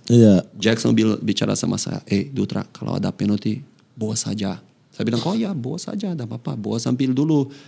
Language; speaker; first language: Indonesian; non-native, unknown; Portuguese